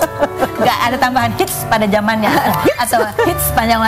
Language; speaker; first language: Indonesian; native; Indonesian